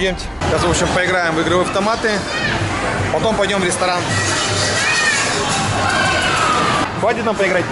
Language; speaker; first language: Russian; native; Russian